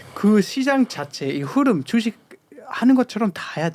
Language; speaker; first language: Korean; non-native, fluent; German